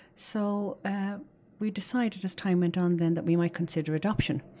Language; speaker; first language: English; native; English